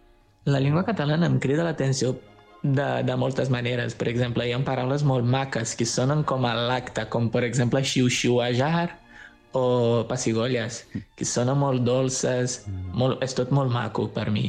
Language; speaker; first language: Catalan; non-native, fluent; Portuguese